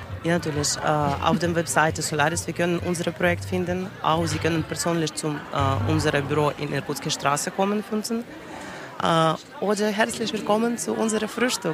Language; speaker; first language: German; non-native, learner; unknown